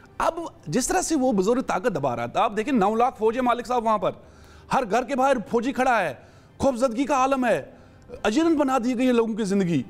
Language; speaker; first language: Urdu; non-native, local second language; Kashmiri